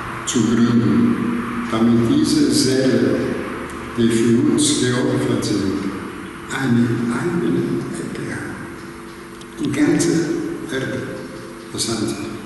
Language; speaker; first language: German; non-native, learner; Greek